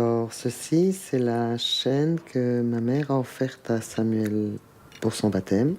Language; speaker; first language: French; early bilingual, other home language; Spanish